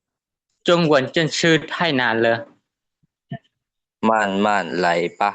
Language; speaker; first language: Chinese; non-native, learner; Lao